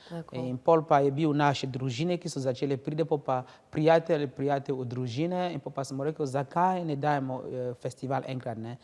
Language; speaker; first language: Slovenian; non-native, learner; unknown